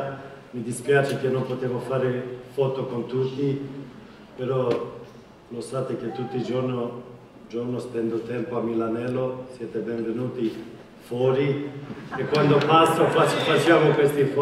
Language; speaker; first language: Italian; non-native, fluent; Swedish